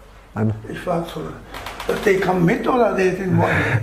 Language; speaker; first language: German; non-native, learner; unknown